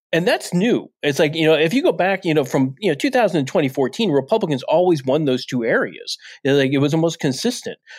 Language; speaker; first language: English; native; English